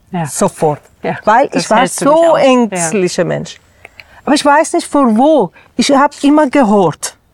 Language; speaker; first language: German; non-native, learner; Persian